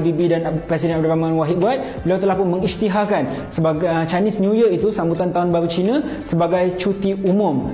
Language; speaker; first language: Malay; native; Malay